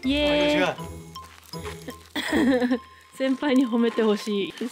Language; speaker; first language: Japanese; native; Japanese